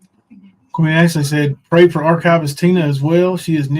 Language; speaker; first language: English; native; English